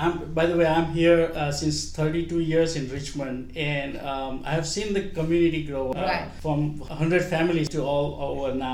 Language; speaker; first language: English; non-native, local second language; Gujarati